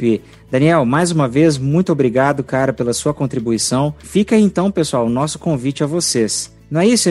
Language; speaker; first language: Portuguese; native; Portuguese